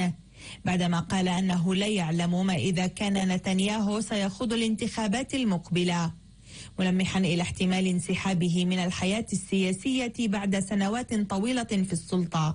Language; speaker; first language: Arabic; native; Arabic